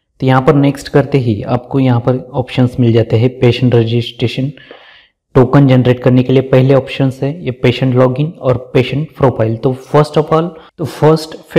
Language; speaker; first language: Hindi; non-native, local second language; Marathi